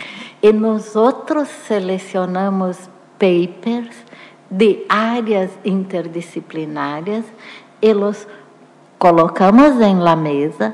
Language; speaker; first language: Spanish; non-native, fluent; Portuguese